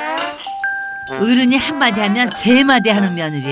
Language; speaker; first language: Korean; native; Korean